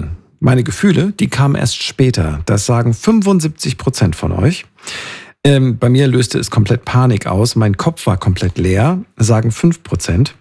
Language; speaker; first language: German; native; German